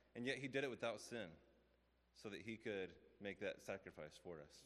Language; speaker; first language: English; native; English